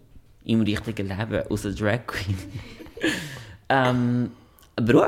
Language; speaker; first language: German; non-native, fluent; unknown